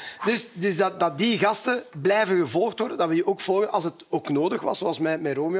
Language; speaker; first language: Dutch; native; Dutch